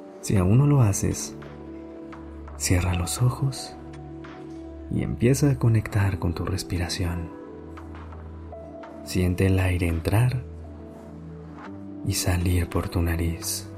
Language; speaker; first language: Spanish; native; Spanish